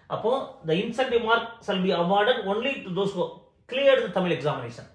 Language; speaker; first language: English; non-native, local second language; Tamil